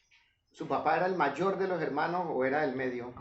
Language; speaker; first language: Spanish; native; Spanish